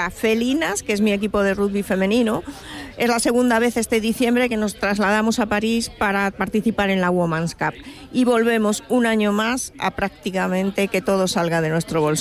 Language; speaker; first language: Spanish; native; Spanish